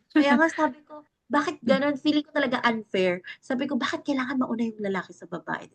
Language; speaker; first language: Filipino; native; Filipino